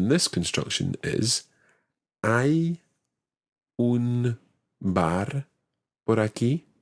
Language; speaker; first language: Spanish; non-native, fluent; English